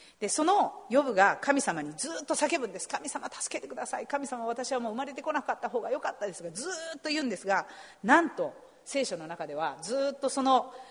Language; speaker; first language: Japanese; native; Japanese